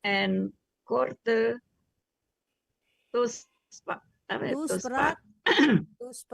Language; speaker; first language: Dutch; non-native, learner; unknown